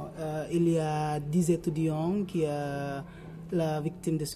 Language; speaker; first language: French; non-native, learner; Indonesian